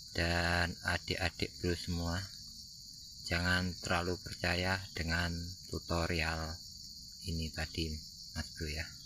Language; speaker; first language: Indonesian; native; Indonesian